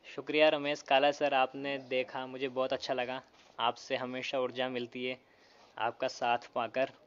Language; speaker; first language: Hindi; native; Hindi